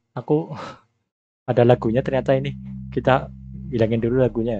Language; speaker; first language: Indonesian; native; Indonesian